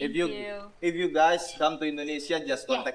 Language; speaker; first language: English; non-native, learner; Indonesian